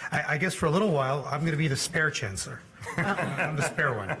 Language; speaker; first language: English; early bilingual, other home language; Spanish